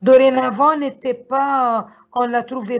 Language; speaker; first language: French; non-native, learner; Arabic